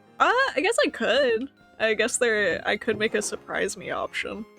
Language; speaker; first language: English; native; English